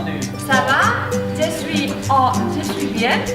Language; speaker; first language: French; non-native, learner; Spanish